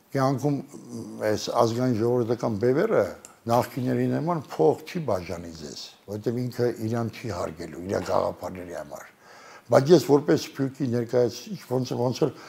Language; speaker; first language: Armenian; native; Armenian